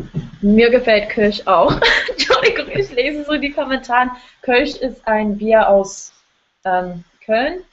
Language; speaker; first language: German; non-native, fluent; English